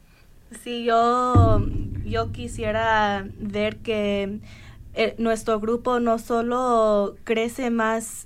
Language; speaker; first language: Spanish; early bilingual, heritage; Spanish